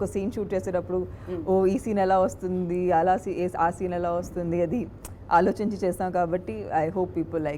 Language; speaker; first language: Telugu; non-native, fluent; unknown